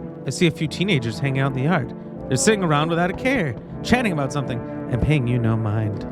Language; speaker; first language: English; native; English